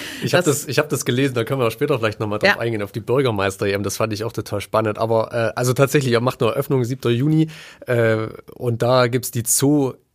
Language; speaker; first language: German; native; German